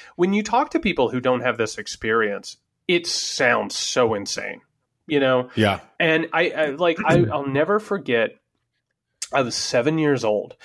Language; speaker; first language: English; native; English